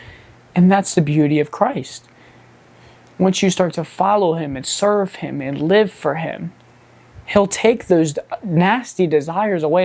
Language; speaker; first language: English; native; English